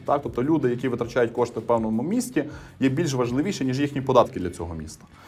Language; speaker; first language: Ukrainian; native; Ukrainian